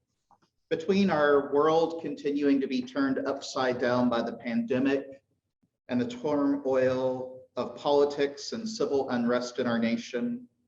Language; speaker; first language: English; native; English